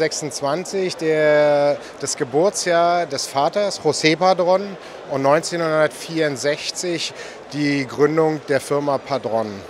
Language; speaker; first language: German; native; German